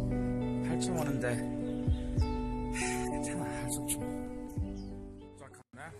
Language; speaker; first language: Korean; non-native, fluent; English